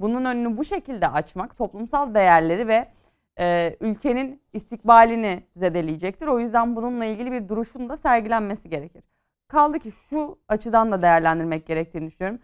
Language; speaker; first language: Turkish; native; Turkish